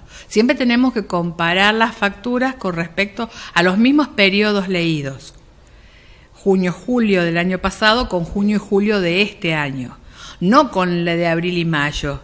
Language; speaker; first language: Spanish; native; Spanish